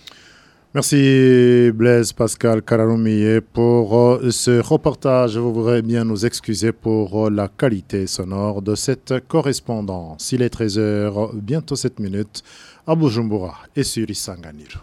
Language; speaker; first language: French; non-native, local second language; Rundi